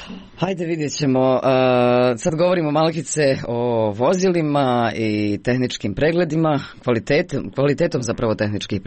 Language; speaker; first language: Croatian; native; Croatian